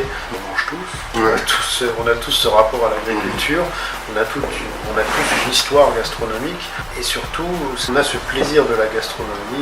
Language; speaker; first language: French; native; French